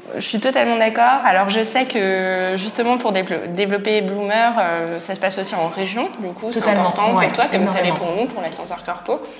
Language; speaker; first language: French; native; French